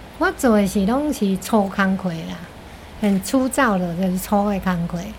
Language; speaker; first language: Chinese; native; Chinese